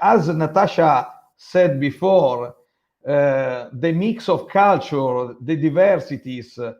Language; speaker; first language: English; non-native, fluent; Italian